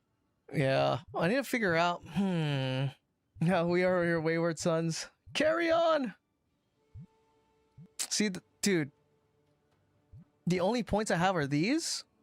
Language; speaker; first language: English; native; English